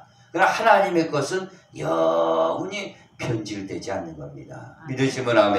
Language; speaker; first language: Korean; native; Korean